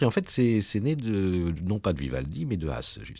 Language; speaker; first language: French; native; French